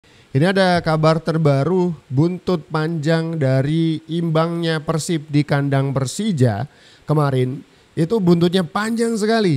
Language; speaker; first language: Indonesian; native; Indonesian